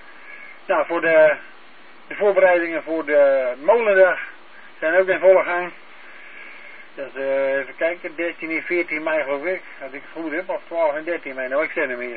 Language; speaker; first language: Dutch; native; Dutch